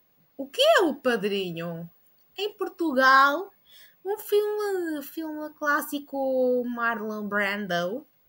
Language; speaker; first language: Portuguese; non-native, learner; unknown